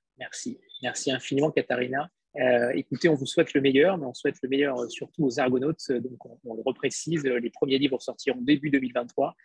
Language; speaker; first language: French; native; French